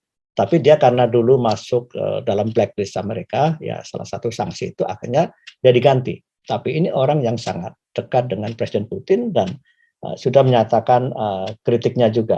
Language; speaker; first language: Indonesian; native; Indonesian